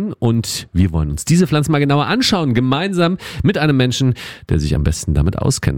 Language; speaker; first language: German; native; German